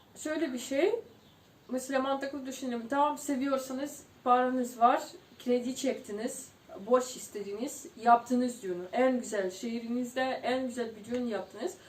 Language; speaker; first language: Turkish; non-native, fluent; Ukrainian